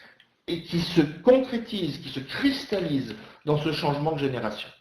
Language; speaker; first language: French; native; French